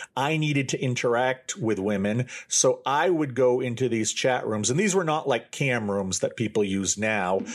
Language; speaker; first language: English; native; English